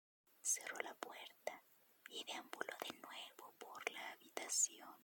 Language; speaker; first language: Spanish; native; Spanish